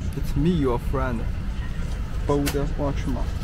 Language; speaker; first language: English; non-native, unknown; Chinese